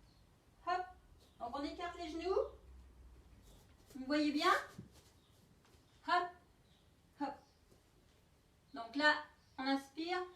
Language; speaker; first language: French; native; French